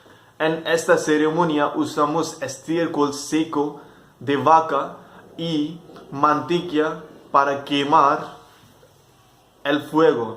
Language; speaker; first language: Spanish; non-native, fluent; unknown